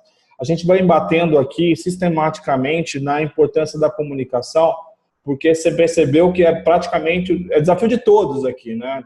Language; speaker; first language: Portuguese; native; Portuguese